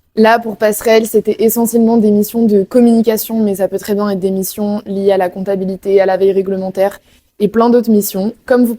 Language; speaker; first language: French; native; French